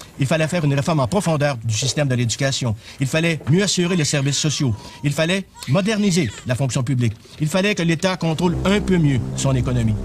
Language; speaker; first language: French; native; French